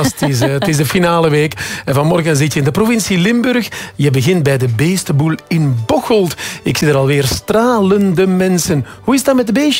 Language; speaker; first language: Dutch; native; Dutch